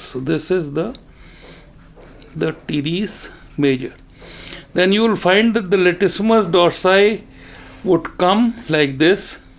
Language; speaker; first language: English; non-native, local second language; Hindi